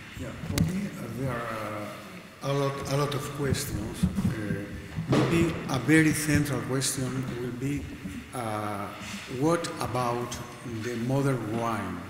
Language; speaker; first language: English; non-native, learner; Spanish